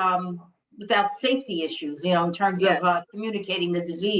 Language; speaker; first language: English; native; English